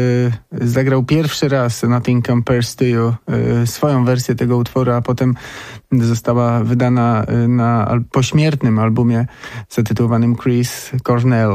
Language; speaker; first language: Polish; native; Polish